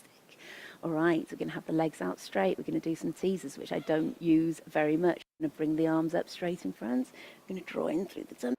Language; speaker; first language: English; native; English